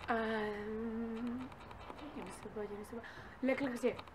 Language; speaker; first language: French; non-native, learner; Spanish